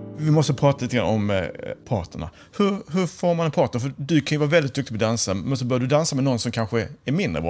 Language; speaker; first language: Swedish; native; Swedish